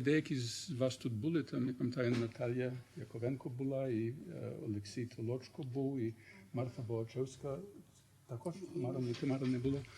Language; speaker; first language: Ukrainian; early bilingual, heritage; Ukrainian